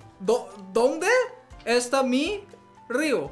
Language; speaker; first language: Spanish; non-native, learner; English